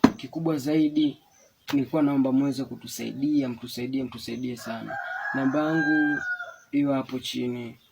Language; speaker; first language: Swahili; native; Swahili